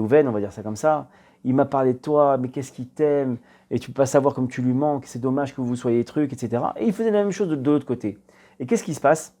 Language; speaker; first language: French; native; French